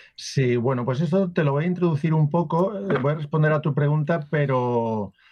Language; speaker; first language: Spanish; native; Spanish